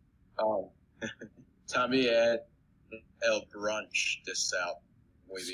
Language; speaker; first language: Spanish; non-native, learner; English